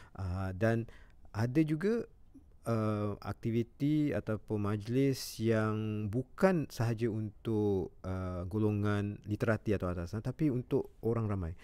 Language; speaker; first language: Malay; native; Malay